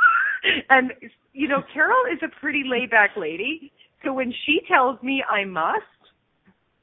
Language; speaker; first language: English; native; English